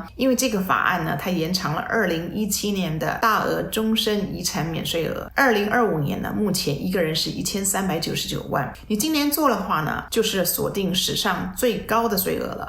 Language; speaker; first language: Chinese; native; Chinese